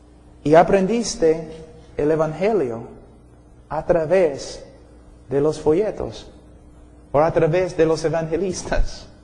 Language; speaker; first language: Spanish; non-native, fluent; English